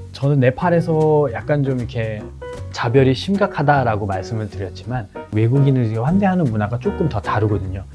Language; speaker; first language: Korean; non-native, fluent; Nepali